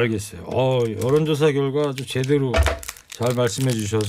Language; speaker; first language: Korean; native; Korean